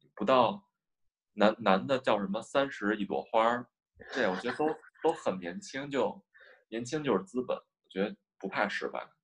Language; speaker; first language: Chinese; native; Chinese